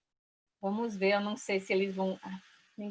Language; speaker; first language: Portuguese; early bilingual, heritage; Portuguese